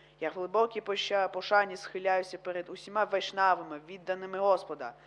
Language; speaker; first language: Ukrainian; non-native, local second language; Russian